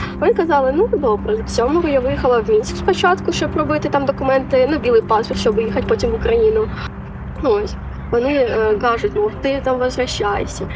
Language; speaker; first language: Ukrainian; non-native, local second language; Russian